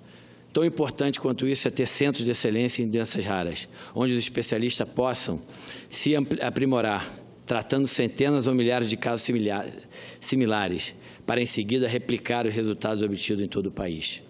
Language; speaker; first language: Portuguese; native; Portuguese